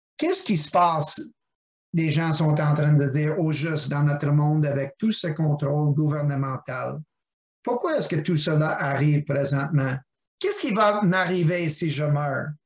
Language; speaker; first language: French; non-native, local second language; English